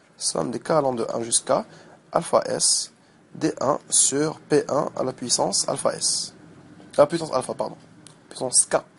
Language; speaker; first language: French; non-native, local second language; Arabic